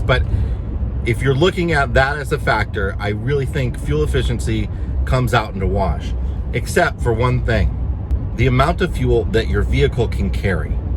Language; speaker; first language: English; native; English